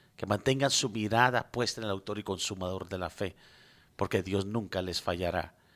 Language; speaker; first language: Spanish; early bilingual, heritage; Spanish